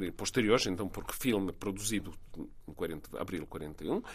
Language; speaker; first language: Portuguese; non-native, fluent; Serbian